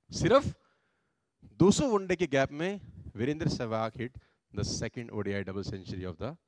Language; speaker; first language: Hindi; native; Hindi